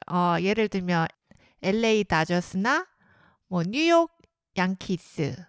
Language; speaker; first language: Korean; native; Korean